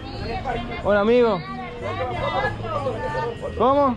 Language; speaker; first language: Spanish; non-native, learner; Greek